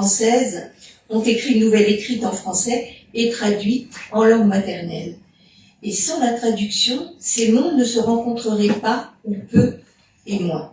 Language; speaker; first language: French; native; French